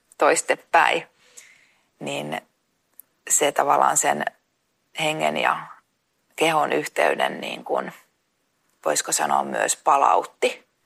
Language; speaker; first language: Finnish; native; Finnish